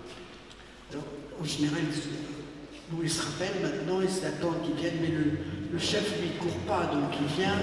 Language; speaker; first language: French; native; French